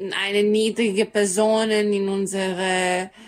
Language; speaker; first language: German; non-native, learner; Serbian